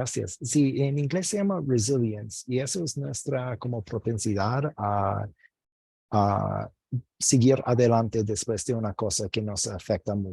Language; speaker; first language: Spanish; non-native, fluent; English